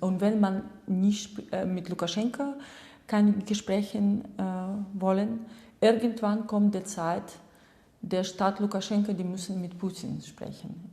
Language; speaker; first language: German; non-native, fluent; Russian